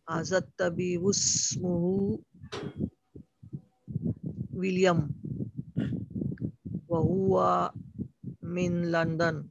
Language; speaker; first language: Arabic; non-native, learner; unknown